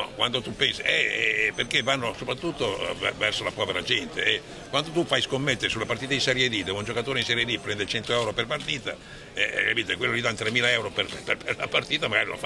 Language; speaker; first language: Italian; native; Italian